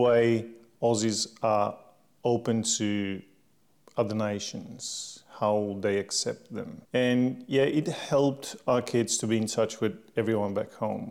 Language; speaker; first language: English; non-native, fluent; Slovenian